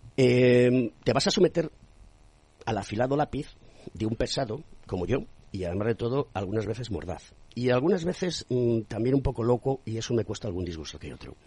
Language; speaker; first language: Spanish; native; Spanish